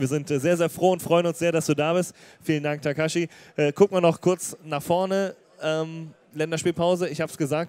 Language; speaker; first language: German; native; German